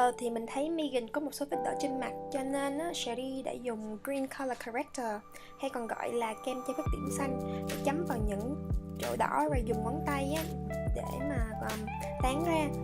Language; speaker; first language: Vietnamese; early bilingual, heritage; Vietnamese